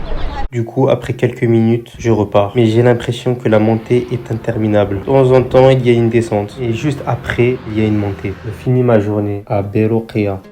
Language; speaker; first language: French; native; French